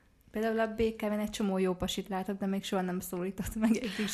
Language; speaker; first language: Hungarian; native; Hungarian